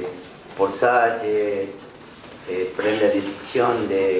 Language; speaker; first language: French; non-native, learner; Spanish